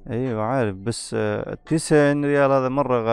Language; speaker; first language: Arabic; non-native, learner; Bangla